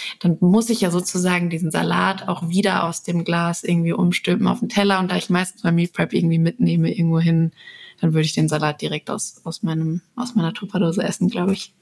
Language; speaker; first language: German; early bilingual, other home language; Serbian